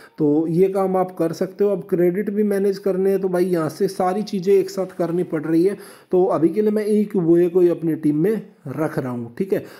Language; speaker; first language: Hindi; native; Hindi